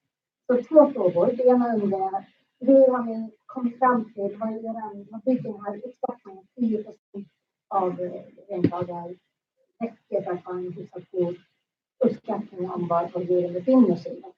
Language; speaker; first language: Swedish; native; Swedish